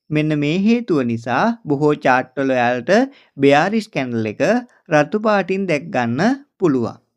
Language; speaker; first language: Sinhala; native; Sinhala